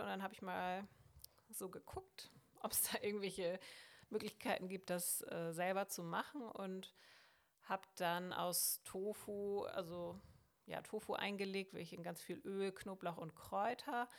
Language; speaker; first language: German; native; German